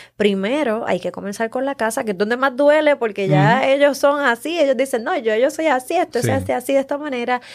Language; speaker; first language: Spanish; native; Spanish